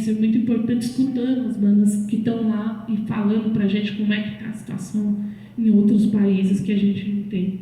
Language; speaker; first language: Portuguese; native; Portuguese